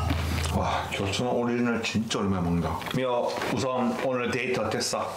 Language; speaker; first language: Korean; native; Korean